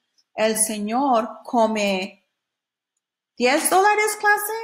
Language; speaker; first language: Spanish; non-native, fluent; English